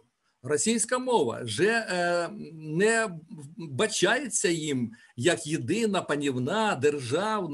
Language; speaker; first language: Ukrainian; native; Ukrainian